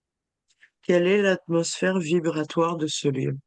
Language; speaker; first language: French; native; French